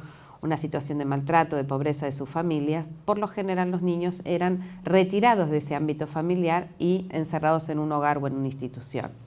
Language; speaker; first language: Spanish; native; Spanish